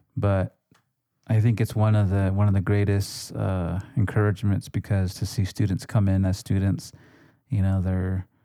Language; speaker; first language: English; native; English